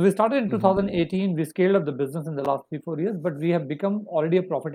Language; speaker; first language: English; non-native, local second language; Hindi